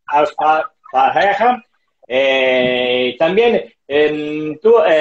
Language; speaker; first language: Spanish; non-native, learner; Italian